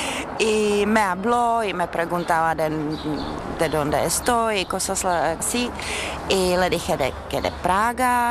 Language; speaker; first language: Spanish; non-native, fluent; Czech